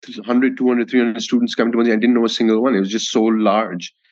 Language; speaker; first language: English; non-native, local second language; Hindi